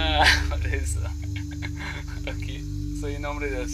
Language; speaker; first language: Spanish; non-native, learner; French